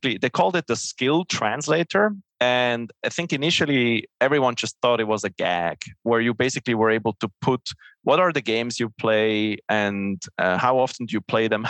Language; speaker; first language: English; non-native, fluent; Swiss German